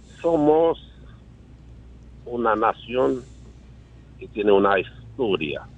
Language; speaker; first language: Spanish; non-native, learner; Haitian Creole